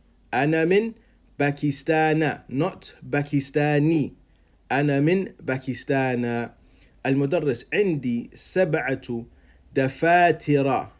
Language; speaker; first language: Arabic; non-native, fluent; English